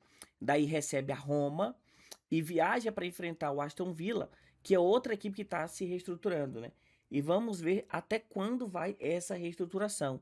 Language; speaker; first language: Portuguese; native; Portuguese